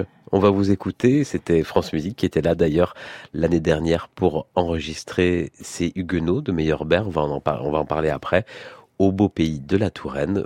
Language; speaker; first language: French; native; French